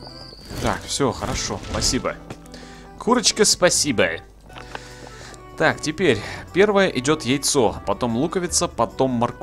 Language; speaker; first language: Russian; native; Russian